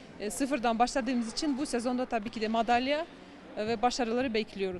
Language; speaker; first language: Turkish; non-native, fluent; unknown